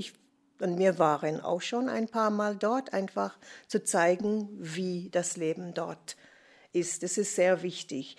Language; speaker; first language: German; non-native, fluent; English